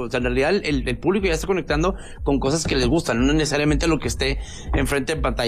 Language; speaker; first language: Spanish; native; Spanish